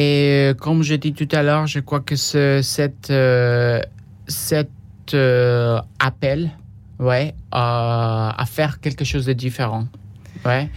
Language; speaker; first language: French; non-native, fluent; Spanish